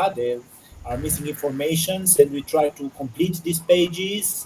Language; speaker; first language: English; non-native, learner; Romanian